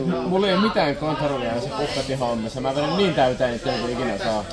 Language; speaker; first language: Finnish; native; Finnish